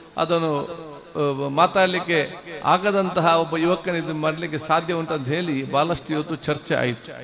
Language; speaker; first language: Kannada; non-native, local second language; Malayalam